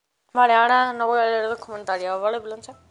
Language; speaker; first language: Spanish; native; Spanish